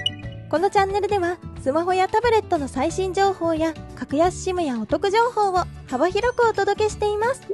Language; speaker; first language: Japanese; native; Japanese